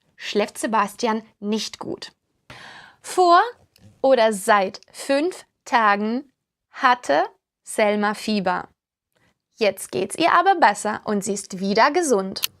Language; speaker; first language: German; non-native, fluent; Ukrainian